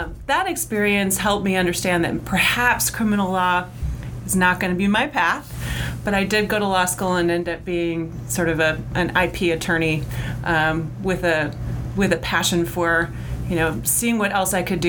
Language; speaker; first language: English; native; English